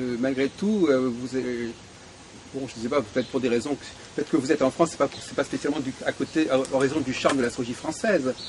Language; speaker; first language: French; native; French